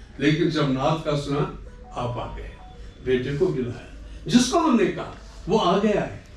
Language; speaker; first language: Urdu; non-native, local second language; Kashmiri